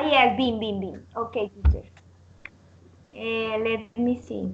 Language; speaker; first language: English; non-native, learner; Spanish